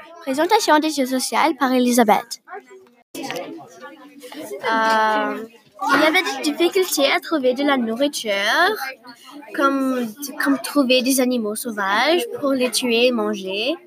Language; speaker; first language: French; non-native, learner; English